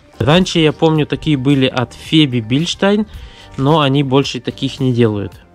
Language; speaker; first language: Russian; early bilingual, heritage; Russian